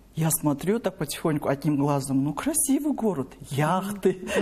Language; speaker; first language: Russian; non-native, local second language; Korean